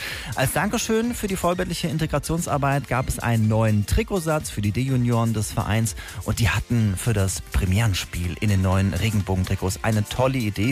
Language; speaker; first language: German; native; German